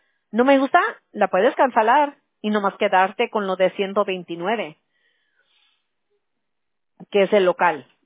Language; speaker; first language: Spanish; early bilingual, heritage; Spanish